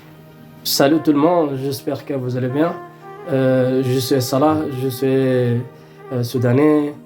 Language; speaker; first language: French; non-native, learner; Arabic